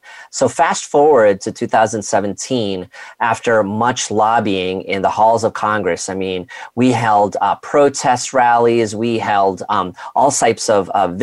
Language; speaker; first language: English; native; English